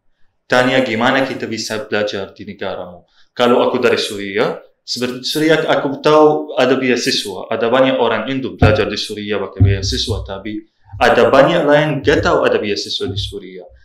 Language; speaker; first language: Indonesian; non-native, learner; Arabic